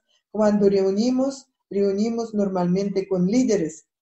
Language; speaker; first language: Spanish; non-native, fluent; Russian